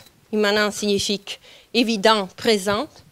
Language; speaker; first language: French; non-native, fluent; Italian